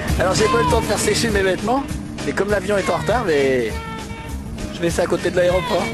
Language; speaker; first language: French; native; French